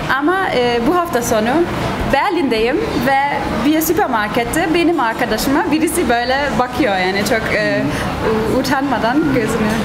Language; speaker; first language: Turkish; non-native, fluent; German